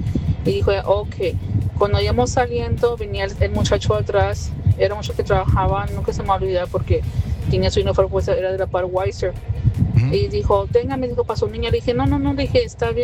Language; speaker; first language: Spanish; early bilingual, heritage; Spanish